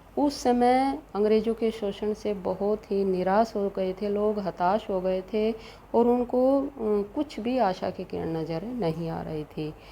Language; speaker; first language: Hindi; native; Hindi